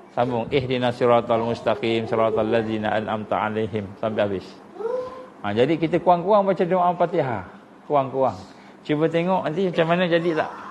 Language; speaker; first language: Malay; native; Malay